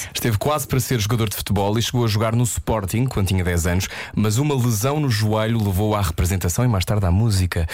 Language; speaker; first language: Portuguese; native; Portuguese